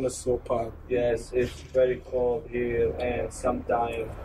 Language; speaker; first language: English; non-native, learner; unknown